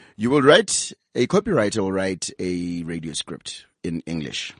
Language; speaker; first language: English; non-native, local second language; Zulu